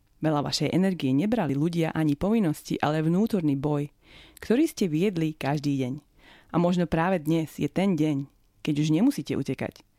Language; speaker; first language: Slovak; native; Slovak